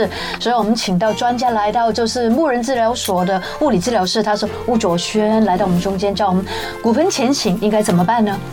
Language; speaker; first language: Chinese; native; Chinese